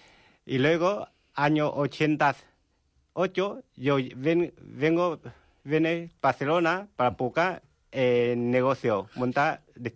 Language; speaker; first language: Spanish; non-native, learner; Vietnamese